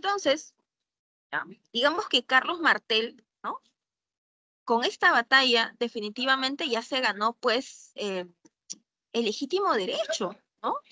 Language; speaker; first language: Spanish; native; Spanish